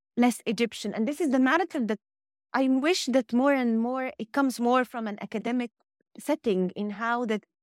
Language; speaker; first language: English; non-native, fluent; Arabic